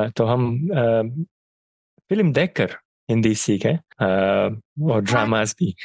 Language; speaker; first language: Urdu; non-native, fluent; Persian